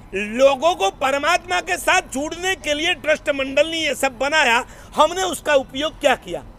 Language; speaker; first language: Hindi; non-native, local second language; Gujarati